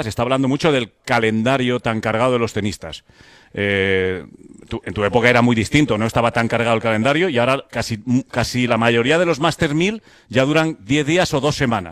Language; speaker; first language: Spanish; native; Spanish